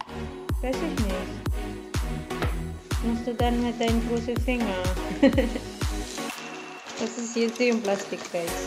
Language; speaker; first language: German; non-native, learner; Filipino